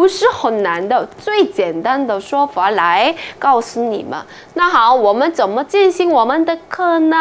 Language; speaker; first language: Chinese; non-native, fluent; Korean